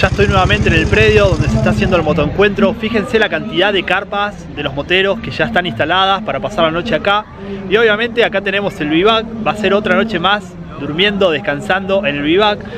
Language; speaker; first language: Spanish; native; Spanish